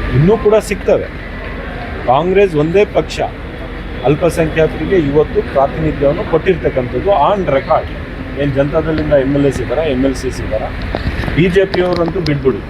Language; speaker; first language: Kannada; non-native, local second language; Urdu